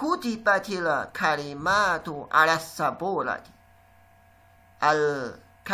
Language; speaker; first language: Arabic; non-native, fluent; Chinese